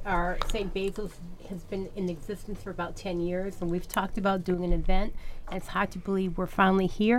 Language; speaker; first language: English; native; English